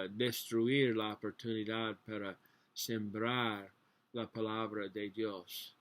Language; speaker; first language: Spanish; non-native, learner; English